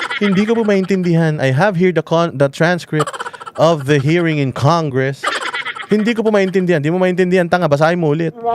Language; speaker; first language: Filipino; native; Filipino